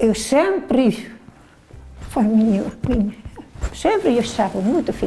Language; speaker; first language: Portuguese; non-native, learner; Dutch